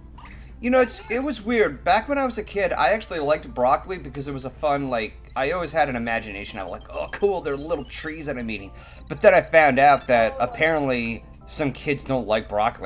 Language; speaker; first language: English; native; English